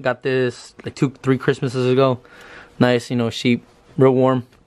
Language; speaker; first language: English; early bilingual, other home language; Spanish